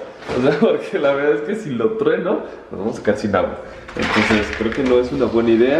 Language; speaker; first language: Spanish; native; Spanish